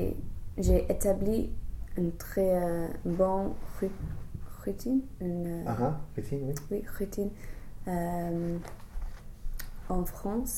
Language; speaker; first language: French; non-native, fluent; English